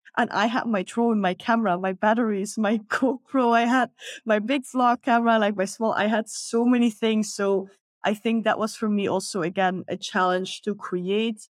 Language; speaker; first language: English; non-native, fluent; Dutch